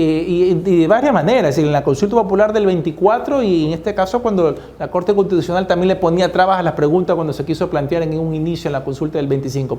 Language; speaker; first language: Spanish; native; Spanish